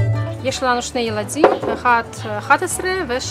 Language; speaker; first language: Hebrew; non-native, learner; Russian